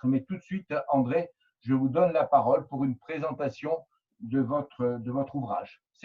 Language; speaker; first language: French; native; French